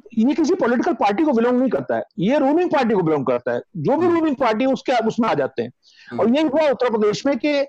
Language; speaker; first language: Hindi; native; Hindi